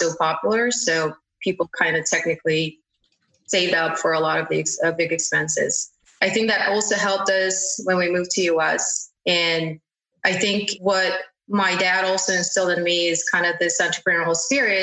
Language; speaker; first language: English; non-native, fluent; Uzbek